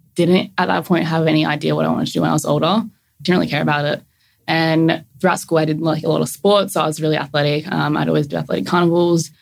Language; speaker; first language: English; native; English